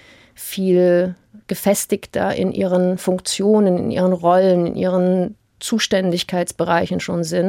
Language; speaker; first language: German; early bilingual, heritage; German